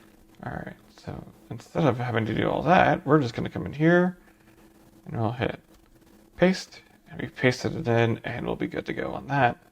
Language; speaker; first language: English; native; English